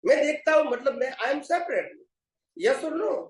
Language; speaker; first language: Hindi; non-native, local second language; Gujarati